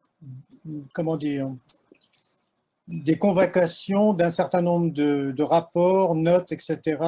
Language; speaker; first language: French; native; French